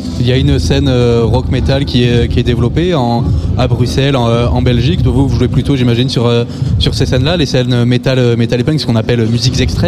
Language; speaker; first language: French; native; French